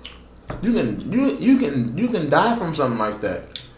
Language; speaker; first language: English; native; English